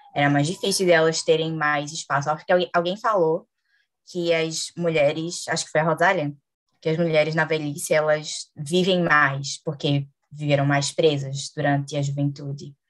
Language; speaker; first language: Italian; non-native, learner; Portuguese